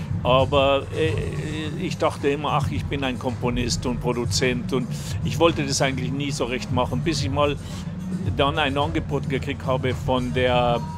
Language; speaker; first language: German; non-native, local second language; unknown